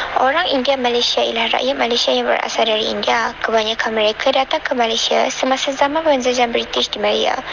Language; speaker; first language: Malay; native; Malay